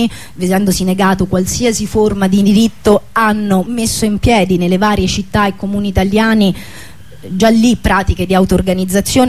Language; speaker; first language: Italian; native; Italian